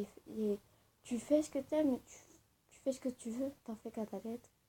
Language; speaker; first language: French; early bilingual, other home language; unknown